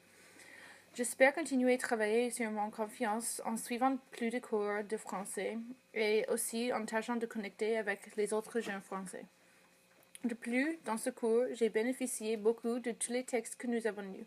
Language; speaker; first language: French; non-native, fluent; English